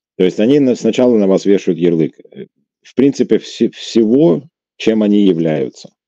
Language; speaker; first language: Russian; native; Russian